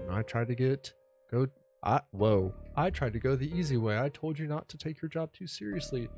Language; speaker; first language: English; native; English